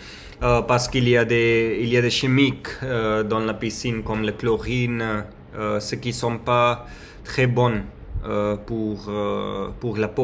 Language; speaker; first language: French; non-native, learner; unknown